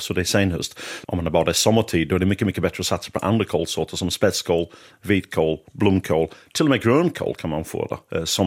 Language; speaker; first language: Swedish; native; Swedish